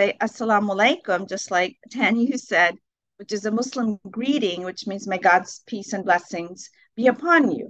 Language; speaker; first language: English; native; English